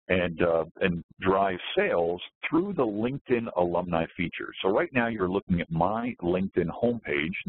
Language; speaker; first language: English; native; English